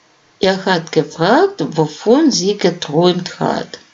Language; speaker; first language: German; non-native, fluent; Russian